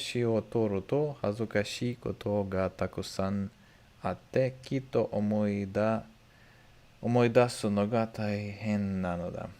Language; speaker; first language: Japanese; non-native, learner; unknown